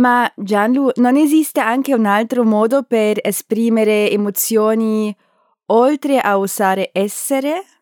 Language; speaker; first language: Italian; non-native, learner; German